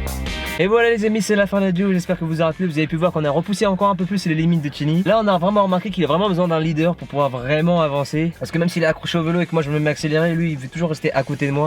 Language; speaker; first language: French; native; French